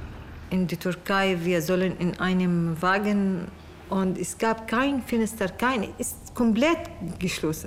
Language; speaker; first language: German; non-native, learner; Arabic